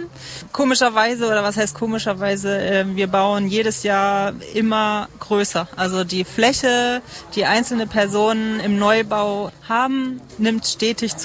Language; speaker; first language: German; native; German